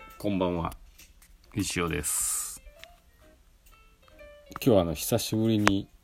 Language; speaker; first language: Japanese; native; Japanese